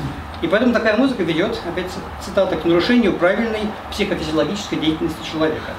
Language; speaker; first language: Russian; native; Russian